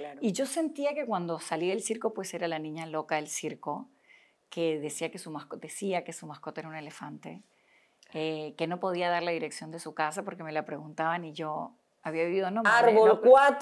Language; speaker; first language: Spanish; native; Spanish